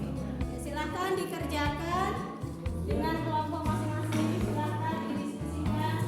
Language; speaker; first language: Indonesian; native; Indonesian